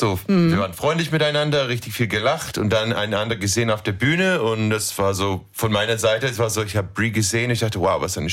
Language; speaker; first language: German; non-native, fluent; English